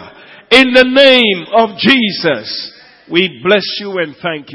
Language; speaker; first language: English; non-native, local second language; Igbo